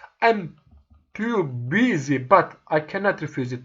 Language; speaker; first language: English; non-native, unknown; Turkish